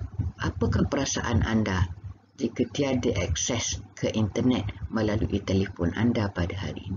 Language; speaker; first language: Malay; native; Malay